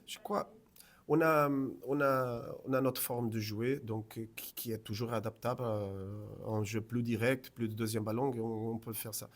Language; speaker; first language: French; non-native, fluent; Portuguese